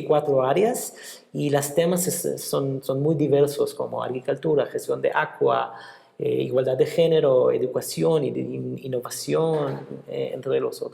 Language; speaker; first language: Spanish; non-native, fluent; Hebrew